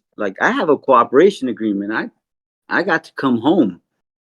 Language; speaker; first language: English; native; English